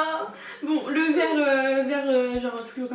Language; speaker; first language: French; native; French